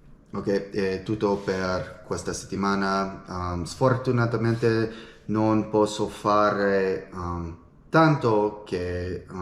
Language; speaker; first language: Italian; non-native, learner; English